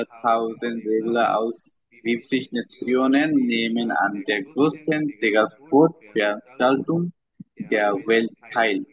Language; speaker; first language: German; non-native, fluent; Bangla